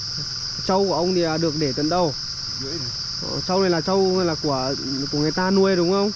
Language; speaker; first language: Vietnamese; native; Vietnamese